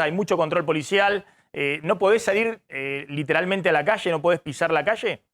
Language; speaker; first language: Spanish; native; Spanish